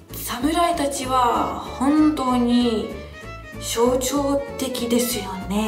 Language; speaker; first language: Japanese; non-native, fluent; Hungarian